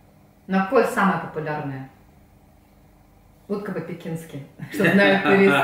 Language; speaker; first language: Russian; native; Russian